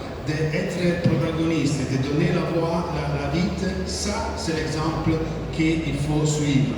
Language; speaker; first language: French; non-native, fluent; Italian